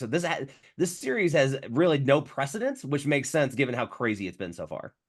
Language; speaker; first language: English; native; English